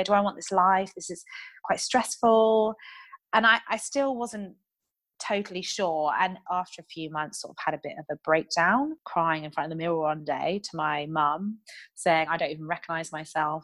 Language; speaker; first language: English; native; English